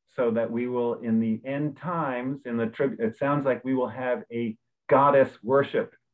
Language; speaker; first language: English; native; English